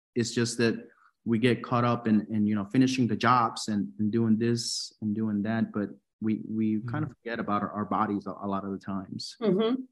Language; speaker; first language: English; non-native, fluent; Spanish